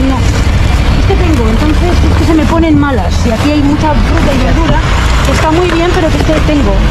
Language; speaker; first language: Spanish; native; Spanish